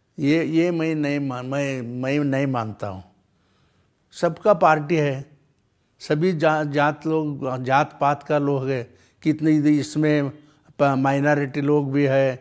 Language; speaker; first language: Hindi; non-native, local second language; Kannada